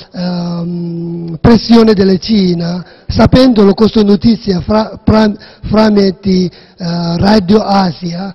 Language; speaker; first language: Italian; non-native, learner; Tibetan